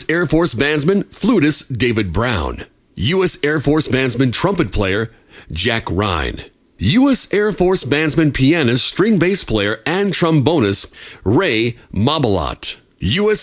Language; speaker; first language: English; native; English